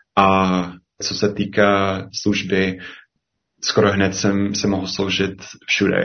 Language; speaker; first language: Czech; non-native, fluent; English